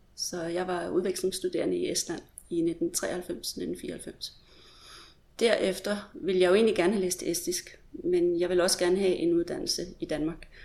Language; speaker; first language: Danish; native; Danish